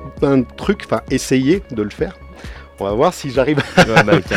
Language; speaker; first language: French; native; French